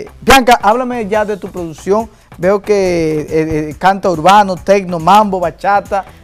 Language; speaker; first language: Spanish; native; Spanish